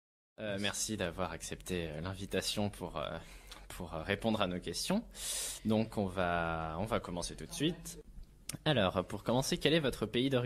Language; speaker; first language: French; native; French